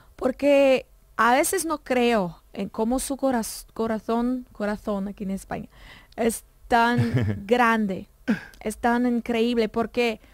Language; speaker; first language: Spanish; non-native, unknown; Portuguese